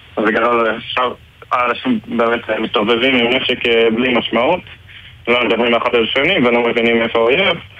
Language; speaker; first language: Hebrew; non-native, fluent; English